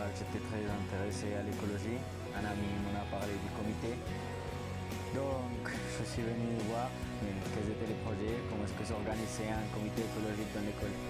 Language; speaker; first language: French; non-native, fluent; Spanish